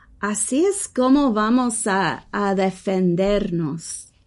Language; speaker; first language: Spanish; early bilingual, heritage; English